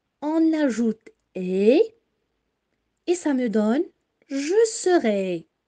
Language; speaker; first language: French; non-native, local second language; Arabic